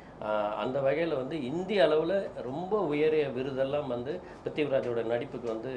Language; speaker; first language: Tamil; native; Tamil